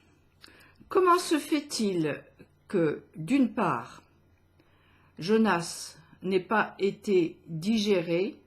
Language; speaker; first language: French; native; French